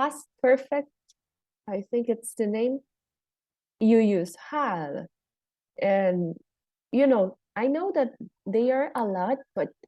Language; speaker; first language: English; non-native, fluent; Spanish